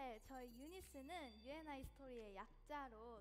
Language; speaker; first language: Korean; native; Korean